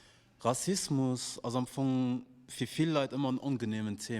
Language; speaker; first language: German; non-native, local second language; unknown